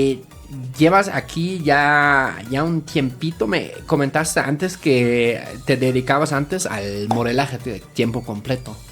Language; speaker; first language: Spanish; non-native, fluent; German